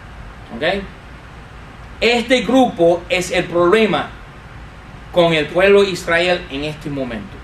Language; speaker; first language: Spanish; non-native, fluent; English